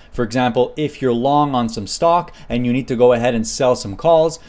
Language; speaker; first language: English; native; English